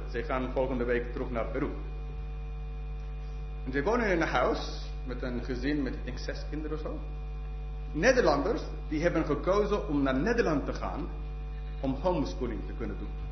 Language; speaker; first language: Dutch; non-native, fluent; English